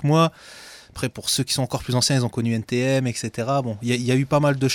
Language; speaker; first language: French; native; French